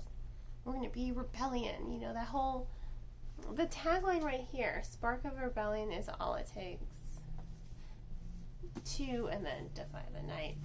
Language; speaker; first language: English; native; English